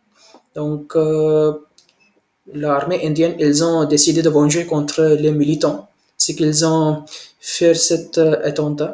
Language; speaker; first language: French; non-native, learner; Hindi